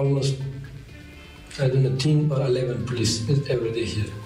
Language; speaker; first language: English; non-native, learner; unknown